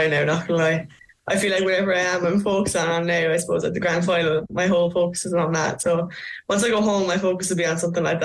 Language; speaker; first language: English; native; English